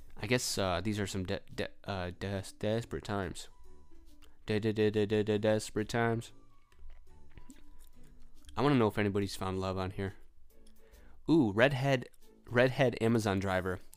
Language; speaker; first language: English; native; English